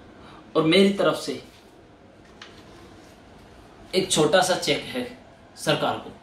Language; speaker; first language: Hindi; native; Hindi